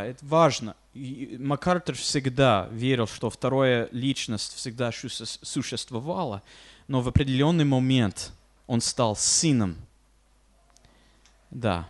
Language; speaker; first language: Russian; non-native, fluent; English